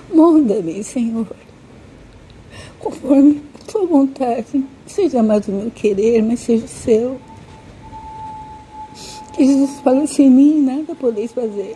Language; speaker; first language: Portuguese; native; Portuguese